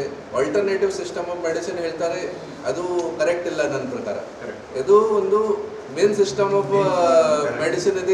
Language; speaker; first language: Kannada; non-native, fluent; Hindi